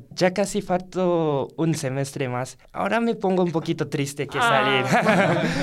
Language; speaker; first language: Spanish; non-native, fluent; Japanese